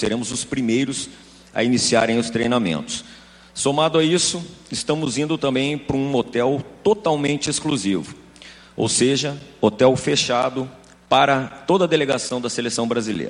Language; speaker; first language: Portuguese; native; Portuguese